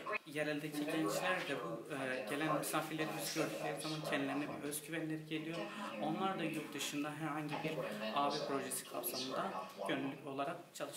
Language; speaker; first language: Turkish; native; Turkish